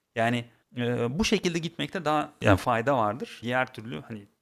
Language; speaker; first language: Turkish; non-native, fluent; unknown